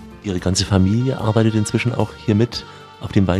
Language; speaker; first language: German; native; German